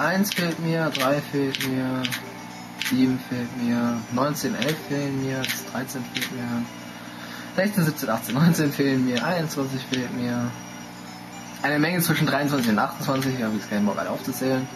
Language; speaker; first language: German; native; German